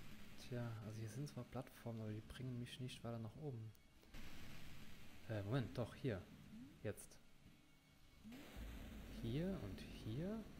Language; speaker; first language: German; native; German